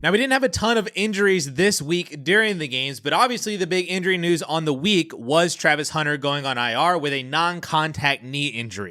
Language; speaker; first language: English; native; English